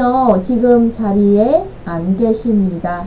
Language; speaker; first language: Korean; non-native, fluent; Vietnamese